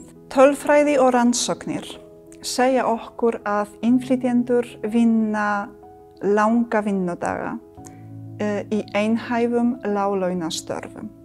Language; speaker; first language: Icelandic; non-native, fluent; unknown